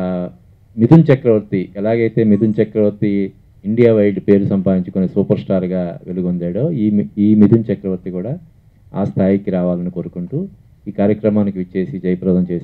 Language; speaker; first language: Telugu; native; Telugu